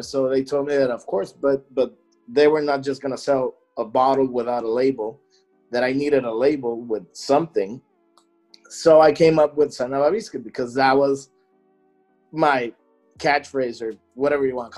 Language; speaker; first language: English; native; English